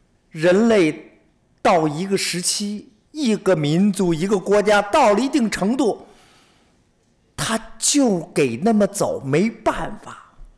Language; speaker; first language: Chinese; native; Chinese